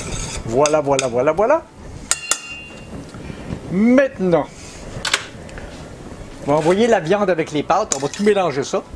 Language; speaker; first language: French; native; French